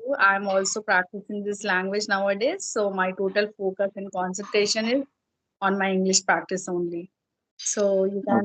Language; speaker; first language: English; non-native, fluent; Hindi